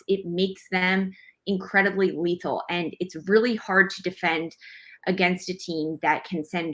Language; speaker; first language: English; native; English